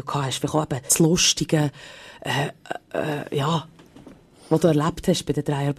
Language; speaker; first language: German; native; German